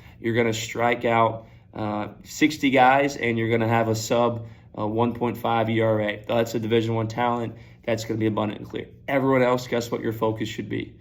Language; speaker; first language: English; native; English